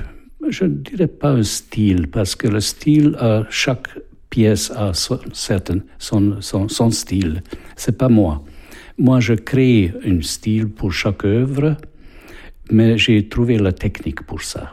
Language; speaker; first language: French; non-native, fluent; Hungarian